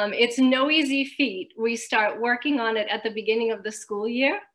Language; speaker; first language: English; native; English